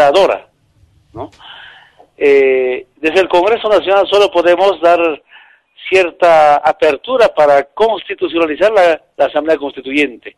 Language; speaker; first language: Spanish; native; Spanish